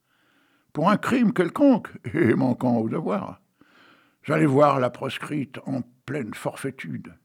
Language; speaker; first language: French; native; French